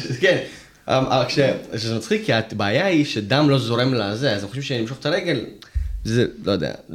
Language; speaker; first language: Hebrew; early bilingual, other home language; Russian